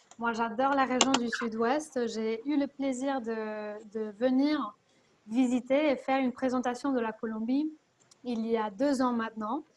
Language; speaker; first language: French; non-native, fluent; Spanish